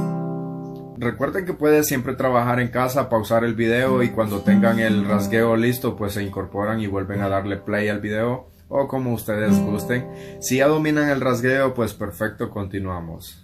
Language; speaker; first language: Spanish; native; Spanish